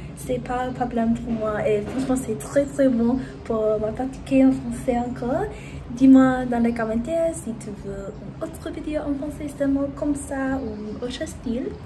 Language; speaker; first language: French; non-native, learner; English